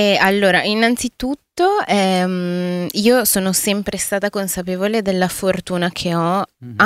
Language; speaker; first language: Italian; early bilingual, other home language; Spanish